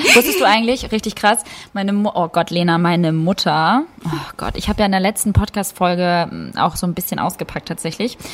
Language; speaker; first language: German; early bilingual, other home language; Albanian